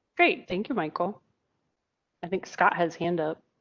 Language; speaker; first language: English; native; English